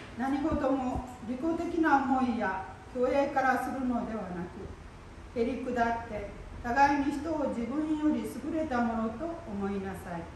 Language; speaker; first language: Japanese; native; Japanese